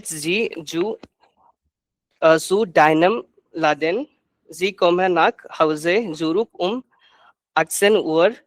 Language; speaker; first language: German; non-native, learner; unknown